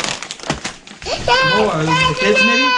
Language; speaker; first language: English; native; English